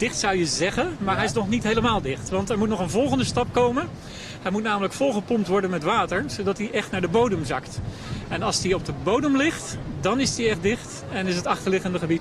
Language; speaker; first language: Dutch; native; Dutch